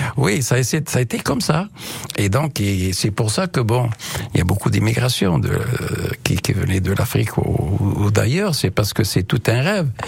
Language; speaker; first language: French; non-native, local second language; Arabic